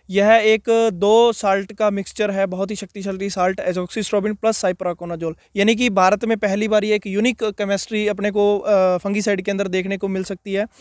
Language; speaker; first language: Hindi; non-native, local second language; Punjabi